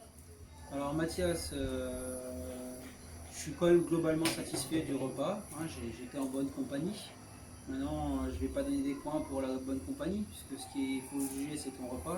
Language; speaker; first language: French; native; French